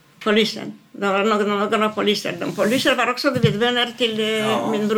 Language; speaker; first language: Swedish; non-native, fluent; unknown